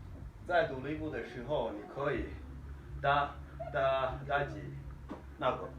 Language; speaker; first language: Chinese; non-native, learner; Kinyarwanda